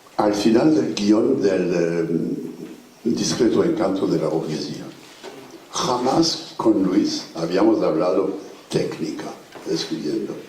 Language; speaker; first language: Spanish; non-native, fluent; French